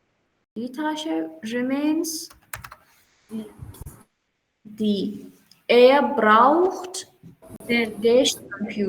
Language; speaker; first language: German; non-native, fluent; Urdu